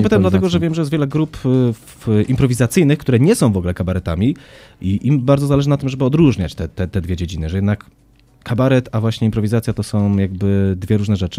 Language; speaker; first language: Polish; native; Polish